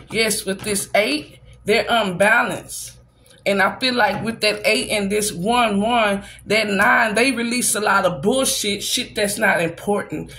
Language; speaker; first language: English; native; English